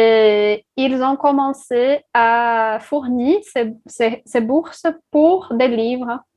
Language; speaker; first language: French; non-native, fluent; Portuguese